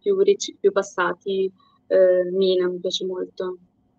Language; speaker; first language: Italian; native; Italian